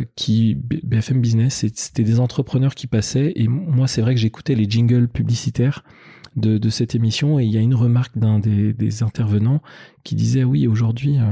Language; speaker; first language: French; native; French